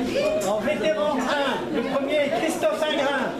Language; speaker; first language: French; native; French